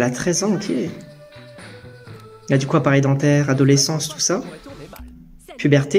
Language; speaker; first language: French; native; French